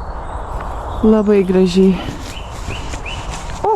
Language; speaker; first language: Lithuanian; native; Lithuanian